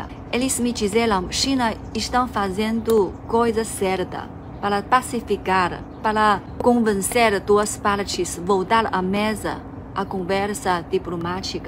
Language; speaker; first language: Portuguese; non-native, fluent; Chinese